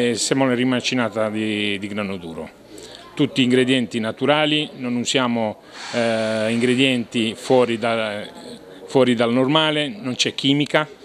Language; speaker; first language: Italian; native; Italian